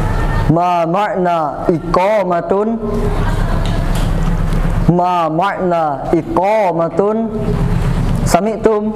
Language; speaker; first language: Arabic; non-native, learner; Indonesian